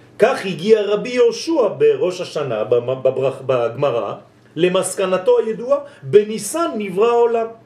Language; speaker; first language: Hebrew; non-native, fluent; French